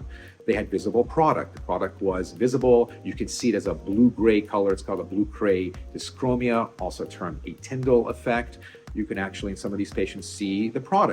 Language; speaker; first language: English; native; English